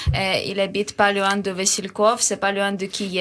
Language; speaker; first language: French; non-native, learner; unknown